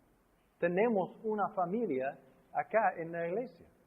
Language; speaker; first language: Spanish; non-native, fluent; English